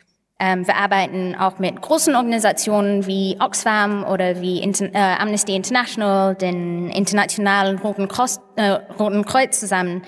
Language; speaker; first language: German; non-native, fluent; English